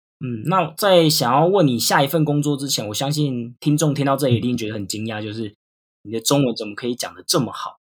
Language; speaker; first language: Chinese; native; Chinese